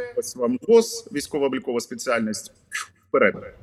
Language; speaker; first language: Ukrainian; native; Ukrainian